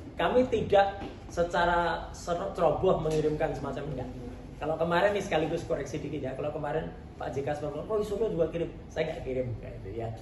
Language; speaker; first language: Indonesian; non-native, local second language; Javanese